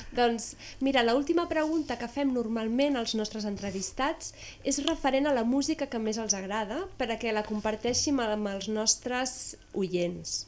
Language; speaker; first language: Catalan; native; Catalan